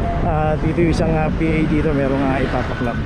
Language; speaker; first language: Filipino; native; Filipino